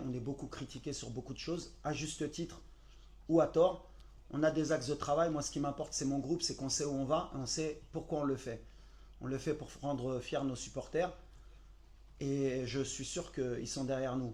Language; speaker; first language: French; native; French